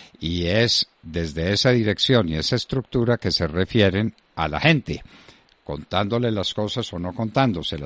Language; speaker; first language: Spanish; native; Spanish